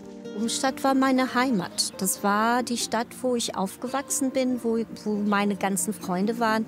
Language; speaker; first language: German; early bilingual, other home language; Portuguese